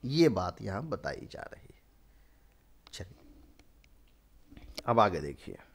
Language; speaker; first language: Hindi; native; Hindi